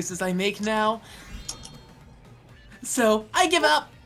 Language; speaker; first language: English; native; English